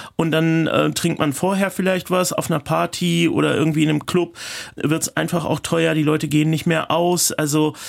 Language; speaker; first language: German; early bilingual, other home language; Turkish